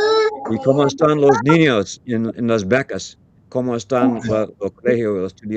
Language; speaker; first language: Spanish; non-native, learner; English